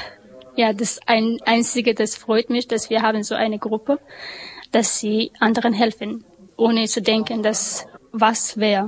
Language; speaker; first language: German; non-native, learner; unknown